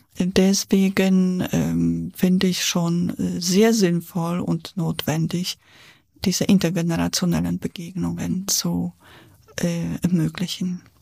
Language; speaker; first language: German; non-native, fluent; Polish